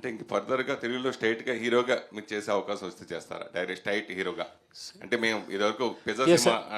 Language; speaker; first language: Telugu; native; Telugu